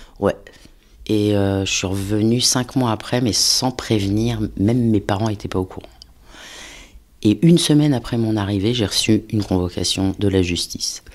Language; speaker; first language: French; native; French